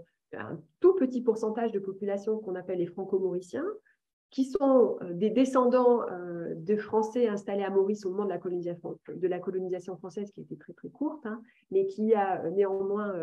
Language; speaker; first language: French; native; French